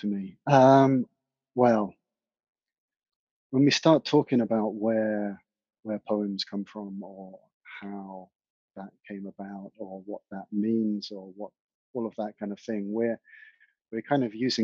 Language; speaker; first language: English; native; English